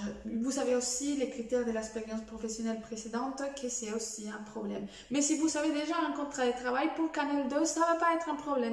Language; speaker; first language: French; non-native, fluent; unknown